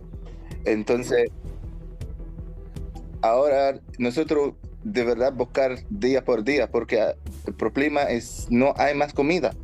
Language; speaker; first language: Spanish; non-native, learner; Arabic